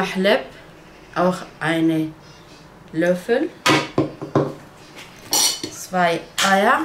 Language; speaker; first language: German; non-native, learner; Turkish